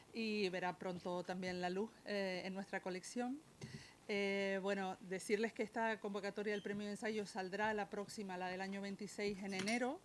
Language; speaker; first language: Spanish; native; Spanish